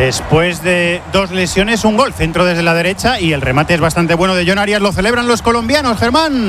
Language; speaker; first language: Spanish; native; Spanish